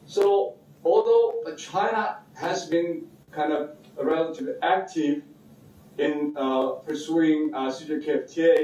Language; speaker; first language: English; non-native, fluent; Korean